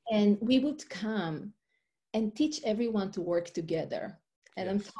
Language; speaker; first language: English; non-native, fluent; Hebrew